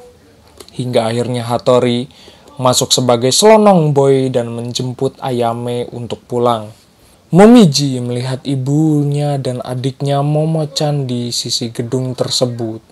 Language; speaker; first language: Indonesian; native; Indonesian